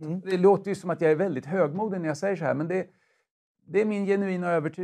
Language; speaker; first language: Swedish; native; Swedish